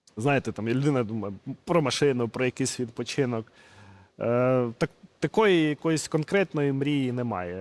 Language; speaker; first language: Ukrainian; non-native, local second language; Russian